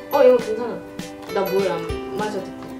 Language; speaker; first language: Korean; non-native, learner; Indonesian